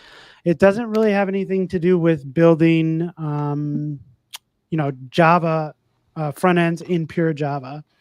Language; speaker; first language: English; native; English